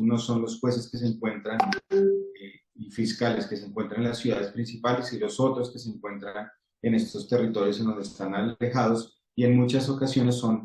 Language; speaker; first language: Spanish; native; Spanish